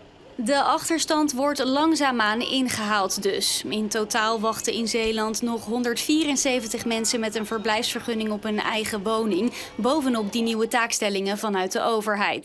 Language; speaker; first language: Dutch; native; Dutch